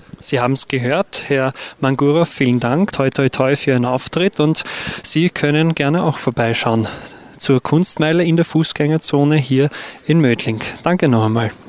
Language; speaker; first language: German; native; German